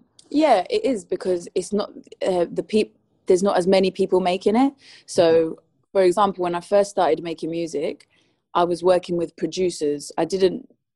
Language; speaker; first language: English; early bilingual, other home language; Spanish